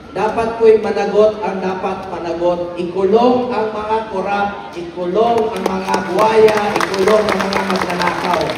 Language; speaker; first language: Filipino; non-native, local second language; Cebuano